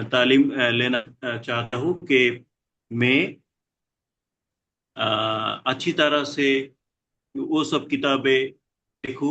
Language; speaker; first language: Hindi; non-native, learner; Bangla